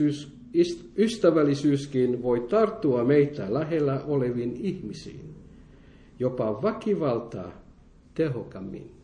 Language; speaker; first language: Finnish; non-native, fluent; French